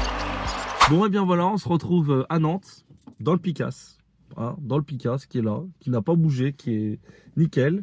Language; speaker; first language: French; native; French